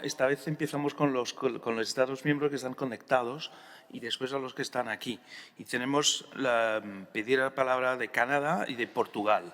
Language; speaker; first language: Spanish; non-native, fluent; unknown